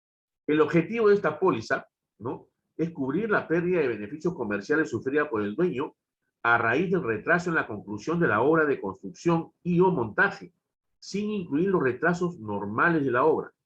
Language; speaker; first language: Spanish; native; Spanish